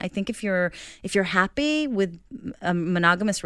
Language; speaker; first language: English; non-native, fluent; Hebrew